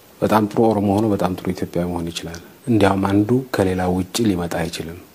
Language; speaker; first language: Amharic; non-native, local second language; Tigrinya